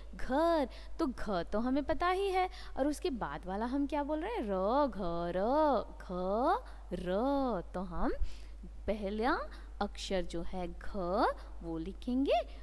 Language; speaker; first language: Hindi; non-native, local second language; Bangla